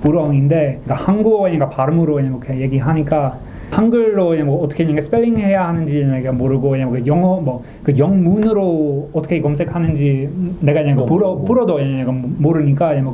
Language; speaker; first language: Korean; non-native, learner; English